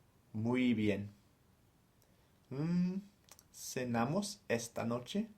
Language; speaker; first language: Spanish; non-native, fluent; English